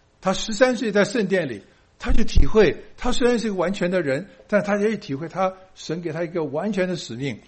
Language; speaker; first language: Chinese; native; Chinese